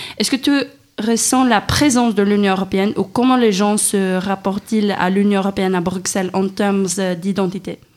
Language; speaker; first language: French; non-native, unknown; Swedish